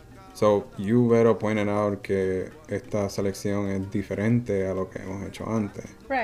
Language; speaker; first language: Spanish; native; Spanish